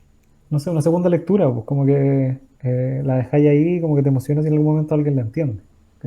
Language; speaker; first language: Spanish; native; Spanish